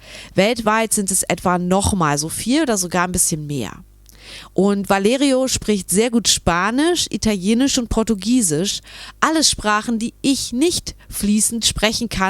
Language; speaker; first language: German; native; German